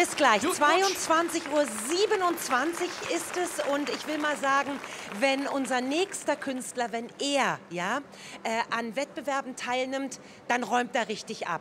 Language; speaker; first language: German; native; German